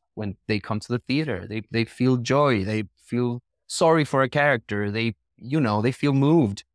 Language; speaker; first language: English; non-native, fluent; Spanish